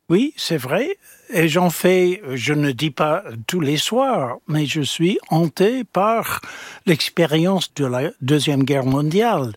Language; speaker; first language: French; non-native, fluent; English